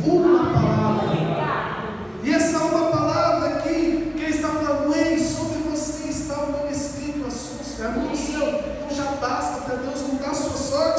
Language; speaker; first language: Portuguese; native; Portuguese